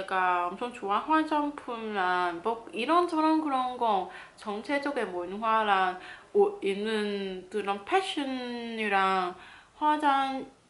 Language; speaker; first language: Korean; non-native, fluent; Cantonese